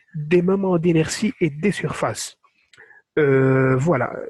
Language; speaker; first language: French; non-native, local second language; Arabic